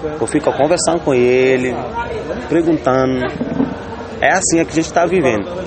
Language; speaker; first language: Portuguese; non-native, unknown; Wolof